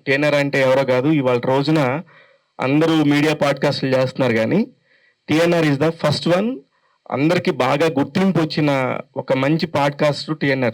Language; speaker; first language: Telugu; native; Telugu